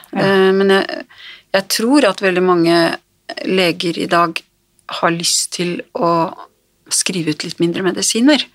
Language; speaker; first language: Norwegian; native; Norwegian